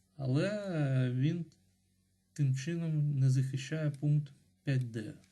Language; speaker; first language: Ukrainian; non-native, local second language; Russian